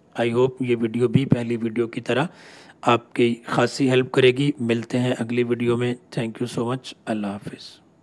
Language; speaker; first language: Urdu; non-native, local second language; Punjabi